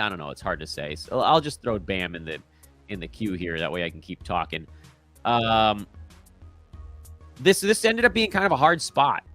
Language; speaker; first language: English; native; English